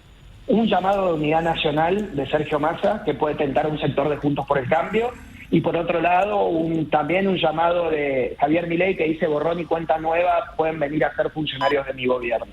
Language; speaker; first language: Spanish; native; Spanish